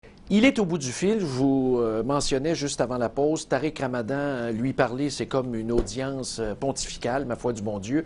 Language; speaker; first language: French; native; French